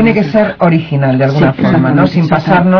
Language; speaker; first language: Spanish; native; Spanish